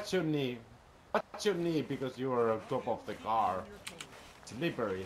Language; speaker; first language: English; non-native, learner; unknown